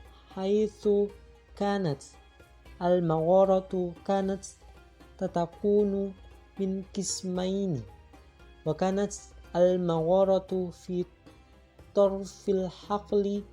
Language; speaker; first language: Arabic; non-native, learner; Indonesian